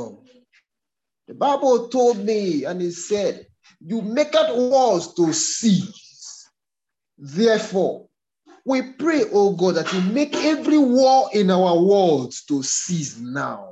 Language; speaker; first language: English; non-native, local second language; Yoruba